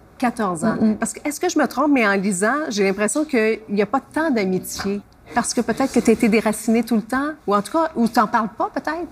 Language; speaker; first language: French; native; French